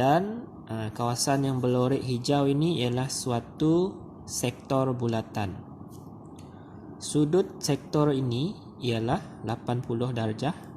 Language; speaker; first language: Malay; native; Malay